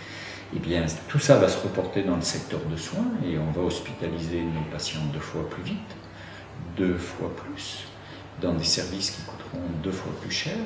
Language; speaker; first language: French; native; French